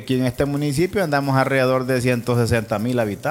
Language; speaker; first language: Spanish; native; Spanish